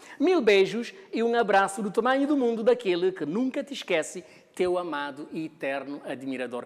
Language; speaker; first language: Portuguese; non-native, local second language; Kabuverdianu